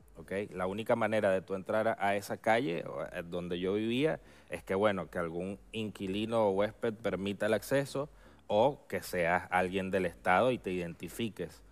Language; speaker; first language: Spanish; native; Spanish